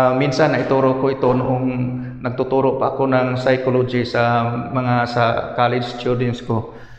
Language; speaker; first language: Filipino; non-native, local second language; Cebuano